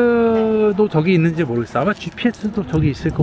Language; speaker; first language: Korean; native; Korean